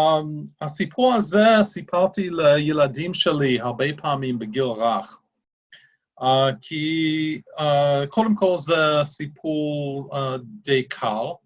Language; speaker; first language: Hebrew; non-native, fluent; English